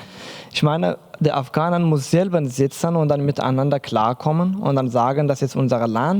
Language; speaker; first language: German; non-native, learner; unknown